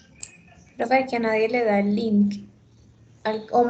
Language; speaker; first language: Spanish; native; Spanish